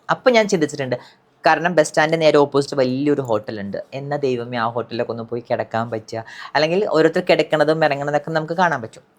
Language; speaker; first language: Malayalam; native; Malayalam